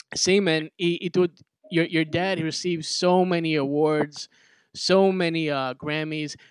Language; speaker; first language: English; early bilingual, other home language; Spanish